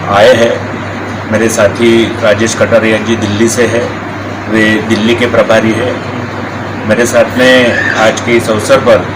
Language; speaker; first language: Hindi; non-native, local second language; Marathi